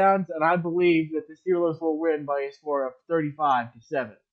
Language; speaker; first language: English; native; English